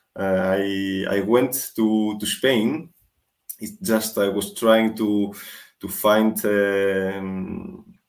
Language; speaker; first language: English; non-native, fluent; Greek